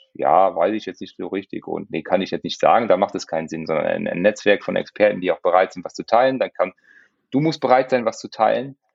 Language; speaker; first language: German; non-native, local second language; Luxembourgish